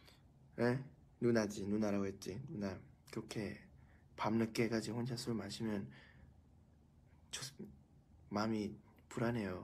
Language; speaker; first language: Korean; non-native, fluent; Thai